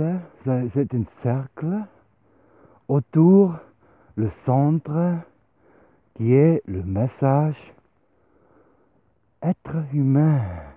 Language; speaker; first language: French; non-native, learner; Swiss German